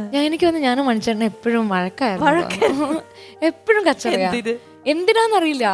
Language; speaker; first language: Malayalam; native; Malayalam